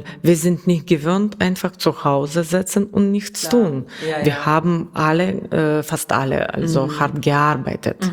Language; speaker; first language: German; non-native, learner; Russian